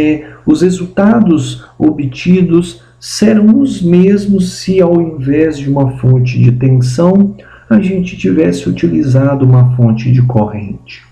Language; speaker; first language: Portuguese; native; Portuguese